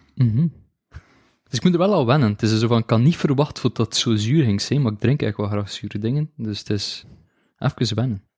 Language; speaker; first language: Dutch; native; Dutch